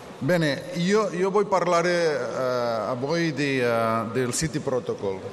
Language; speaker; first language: Italian; non-native, learner; Catalan